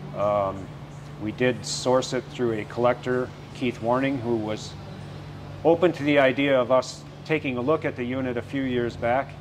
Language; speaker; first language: English; native; English